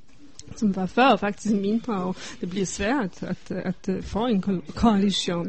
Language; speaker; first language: Danish; non-native, fluent; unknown